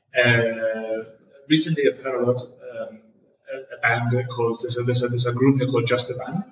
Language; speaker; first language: English; non-native, fluent; Danish